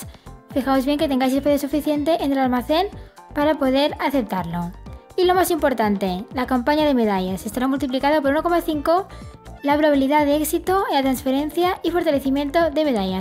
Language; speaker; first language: Spanish; native; Spanish